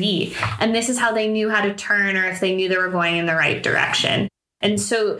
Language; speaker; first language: English; native; English